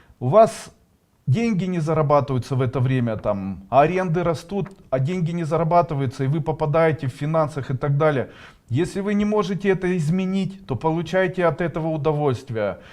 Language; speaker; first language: Russian; native; Russian